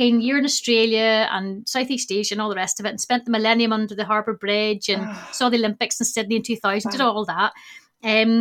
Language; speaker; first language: English; native; English